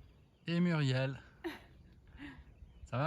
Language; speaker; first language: French; native; French